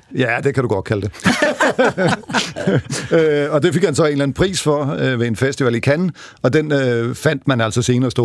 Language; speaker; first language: Danish; native; Danish